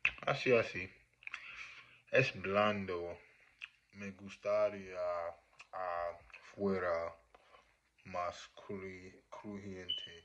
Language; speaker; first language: Spanish; non-native, learner; English